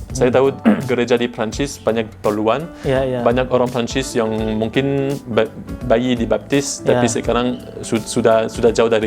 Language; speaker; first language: Indonesian; non-native, fluent; French